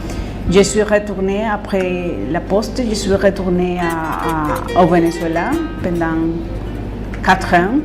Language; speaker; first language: French; non-native, fluent; Spanish